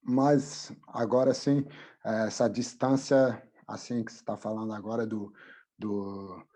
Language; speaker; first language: Portuguese; non-native, fluent; French